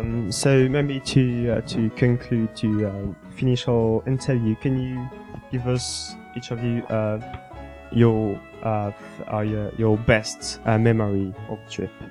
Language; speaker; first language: English; non-native, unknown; French